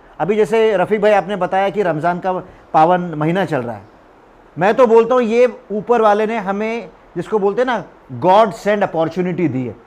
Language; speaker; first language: Hindi; non-native, local second language; Marathi